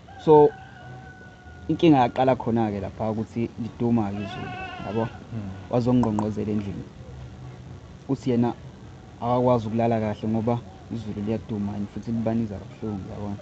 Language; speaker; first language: Zulu; native; Zulu